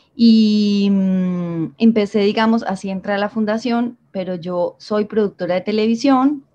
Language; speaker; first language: Spanish; native; Spanish